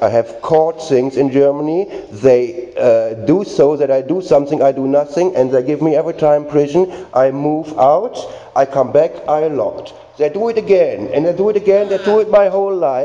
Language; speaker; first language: English; non-native, learner; German